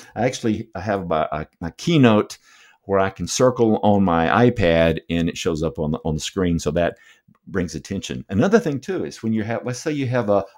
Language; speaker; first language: English; native; English